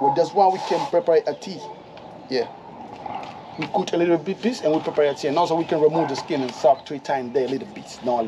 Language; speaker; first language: English; non-native, learner; Spanish